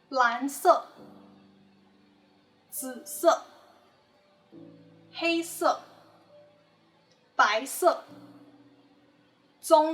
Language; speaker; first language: Chinese; non-native, fluent; English